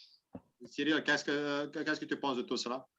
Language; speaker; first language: French; non-native, learner; Serbian